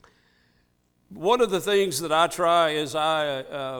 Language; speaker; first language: English; native; English